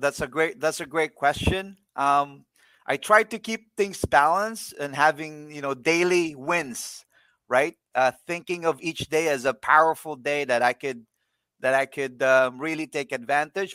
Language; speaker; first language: English; non-native, local second language; Filipino